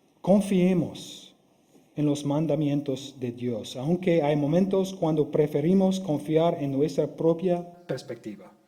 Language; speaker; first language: Spanish; non-native, fluent; English